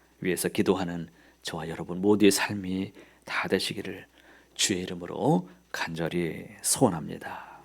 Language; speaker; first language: Korean; native; Korean